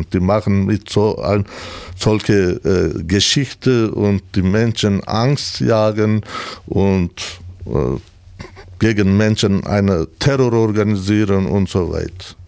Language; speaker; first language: German; non-native, learner; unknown